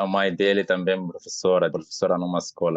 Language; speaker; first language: Portuguese; non-native, learner; Arabic